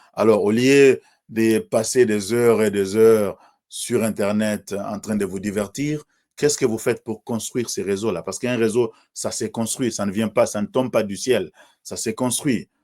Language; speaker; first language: French; non-native, local second language; Swahili